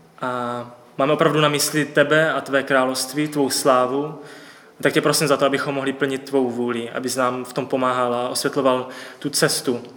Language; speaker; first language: Czech; native; Czech